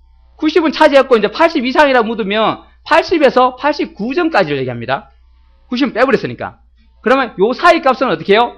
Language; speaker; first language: Korean; native; Korean